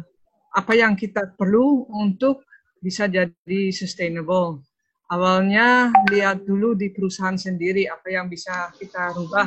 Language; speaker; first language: Indonesian; non-native, fluent; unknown